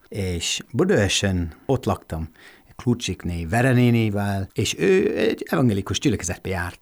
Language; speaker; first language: Hungarian; non-native, fluent; English